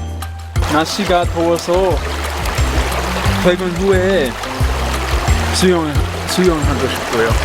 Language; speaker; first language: Korean; non-native, learner; English